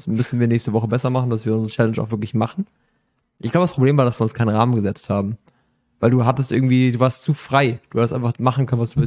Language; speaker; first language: German; native; German